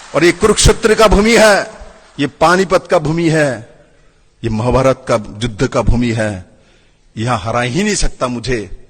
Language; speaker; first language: Hindi; non-native, local second language; Bangla